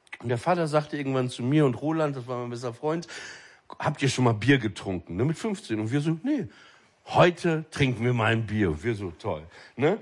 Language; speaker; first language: German; native; German